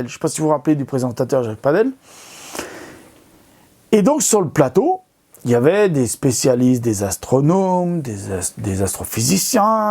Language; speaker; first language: French; native; French